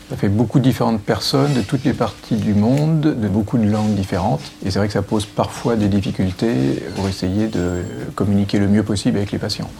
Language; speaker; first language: French; native; French